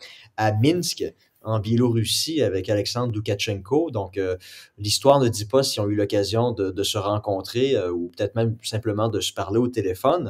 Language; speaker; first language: French; native; French